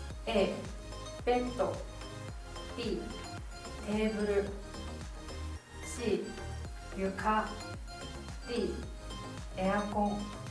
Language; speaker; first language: Japanese; non-native, fluent; Chinese